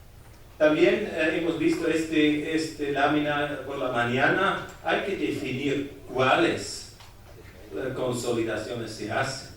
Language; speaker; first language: Spanish; non-native, fluent; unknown